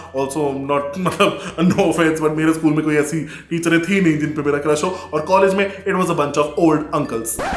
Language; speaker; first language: Hindi; native; Hindi